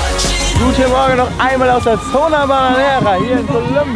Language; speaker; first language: German; native; German